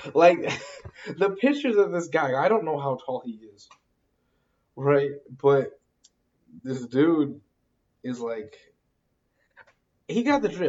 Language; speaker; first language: English; native; English